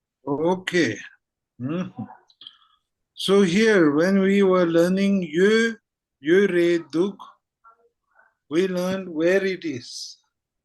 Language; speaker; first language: English; non-native, fluent; Tibetan